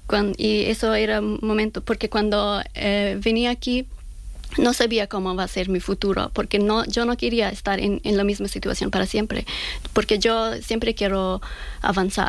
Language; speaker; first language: Spanish; non-native, fluent; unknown